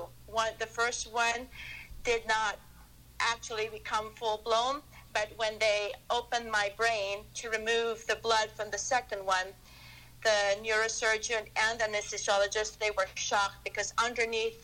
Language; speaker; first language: English; non-native, local second language; Filipino